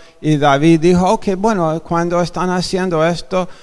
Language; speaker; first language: Spanish; non-native, fluent; English